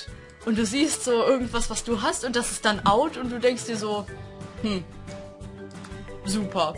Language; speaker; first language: German; native; German